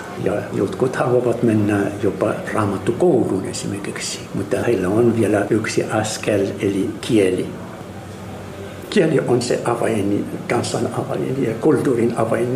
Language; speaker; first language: Finnish; non-native, fluent; Arabic